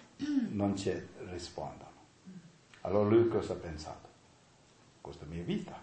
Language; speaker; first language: Italian; non-native, learner; Tibetan